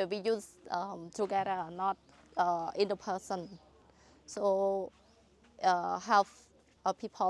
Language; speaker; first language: English; non-native, learner; Khmer